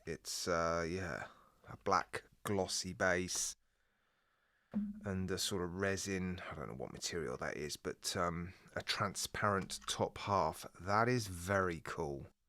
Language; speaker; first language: English; native; English